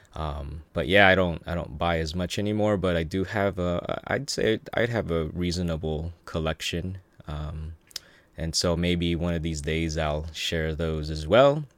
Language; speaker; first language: English; early bilingual, other home language; Filipino